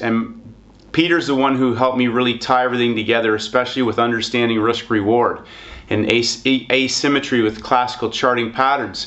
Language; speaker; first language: English; native; English